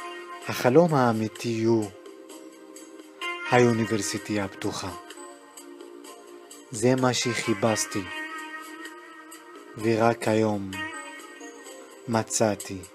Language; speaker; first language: Hebrew; non-native, local second language; Arabic